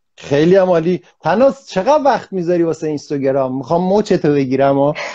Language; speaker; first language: Persian; native; Persian